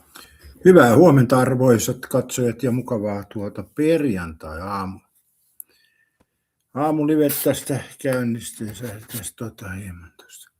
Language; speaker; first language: Finnish; native; Finnish